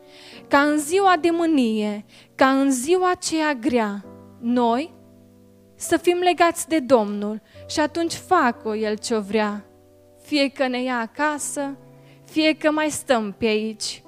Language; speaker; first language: Romanian; native; Romanian